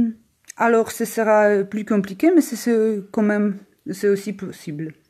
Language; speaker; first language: French; non-native, learner; Polish